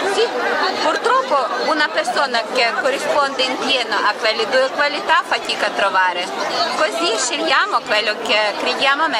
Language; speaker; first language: Italian; non-native, fluent; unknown